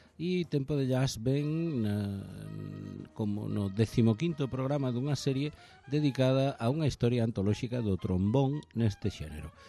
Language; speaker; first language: Galician; native; Galician